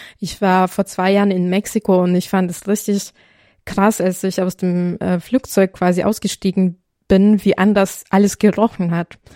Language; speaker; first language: German; non-native, fluent; Ukrainian